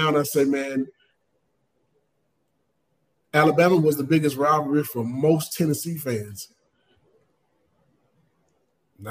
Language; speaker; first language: English; native; English